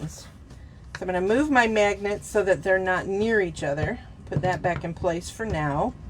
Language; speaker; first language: English; native; English